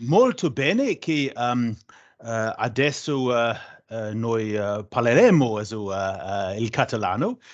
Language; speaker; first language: Italian; non-native, learner; English